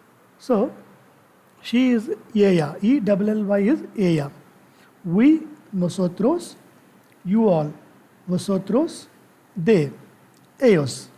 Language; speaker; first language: Spanish; non-native, learner; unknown